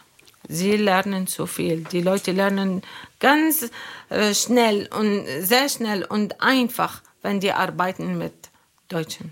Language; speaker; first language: German; non-native, learner; Arabic